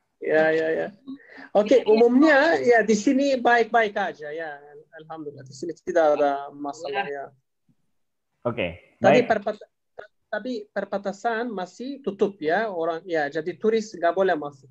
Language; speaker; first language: Indonesian; non-native, learner; Turkish